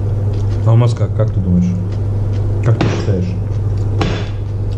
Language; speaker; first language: Russian; native; Russian